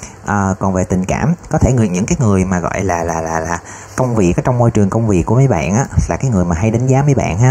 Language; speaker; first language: Vietnamese; native; Vietnamese